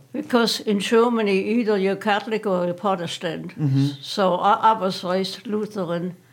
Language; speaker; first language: English; non-native, fluent; German